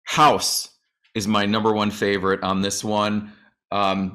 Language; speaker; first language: English; native; English